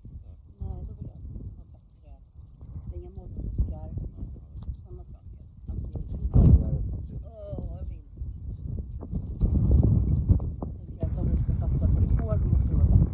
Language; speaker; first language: Swedish; native; Swedish